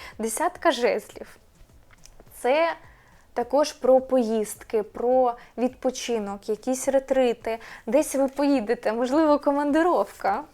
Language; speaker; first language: Ukrainian; non-native, local second language; Russian